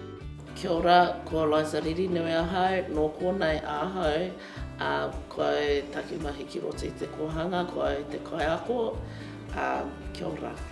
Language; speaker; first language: Māori; non-native, local second language; English